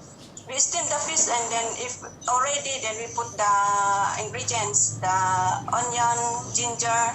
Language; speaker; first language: English; non-native, learner; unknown